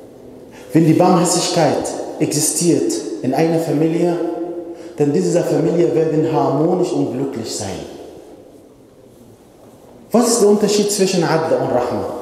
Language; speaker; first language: German; non-native, fluent; Arabic